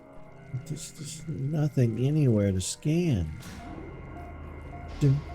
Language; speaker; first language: English; native; English